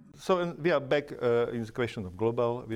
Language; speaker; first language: English; non-native, learner; Slovak